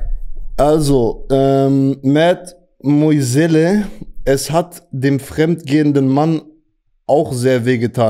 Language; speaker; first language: German; native; German